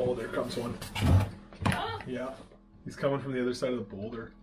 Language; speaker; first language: English; native; English